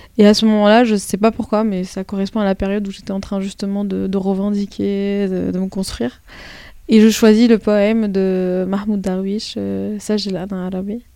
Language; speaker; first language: French; early bilingual, other home language; Arabic